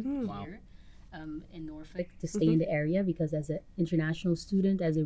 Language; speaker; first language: English; non-native, fluent; Papiamento